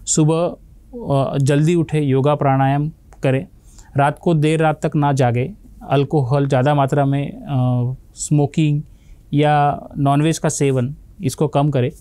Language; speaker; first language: Hindi; non-native, local second language; Marathi